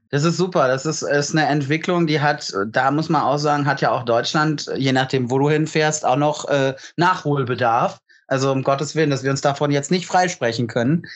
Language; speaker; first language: German; native; German